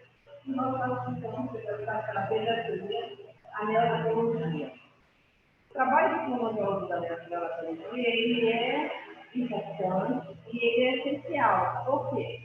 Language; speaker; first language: Portuguese; native; Portuguese